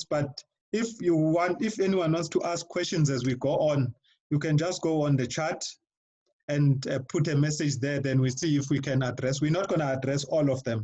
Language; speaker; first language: English; non-native, local second language; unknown